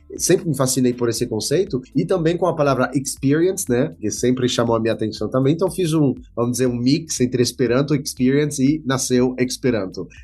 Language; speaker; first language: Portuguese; non-native, fluent; French